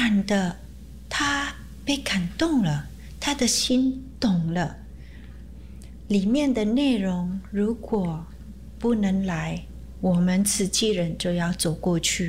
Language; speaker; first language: Chinese; non-native, fluent; Indonesian